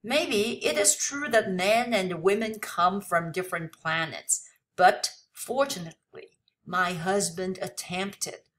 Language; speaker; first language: English; non-native, fluent; Chinese